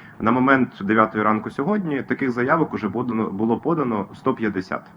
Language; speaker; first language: Ukrainian; native; Ukrainian